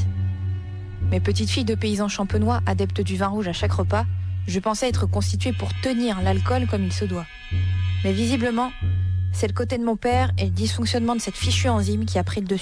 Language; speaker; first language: French; early bilingual, other home language; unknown